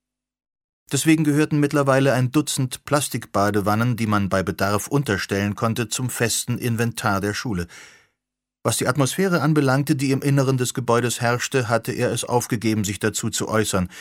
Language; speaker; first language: German; native; German